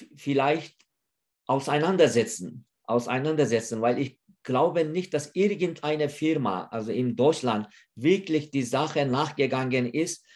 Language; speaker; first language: German; non-native, fluent; Uyghur